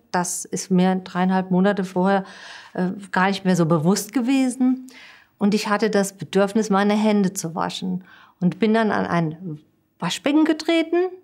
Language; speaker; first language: German; native; German